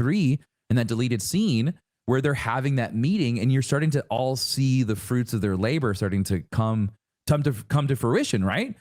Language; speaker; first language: English; native; English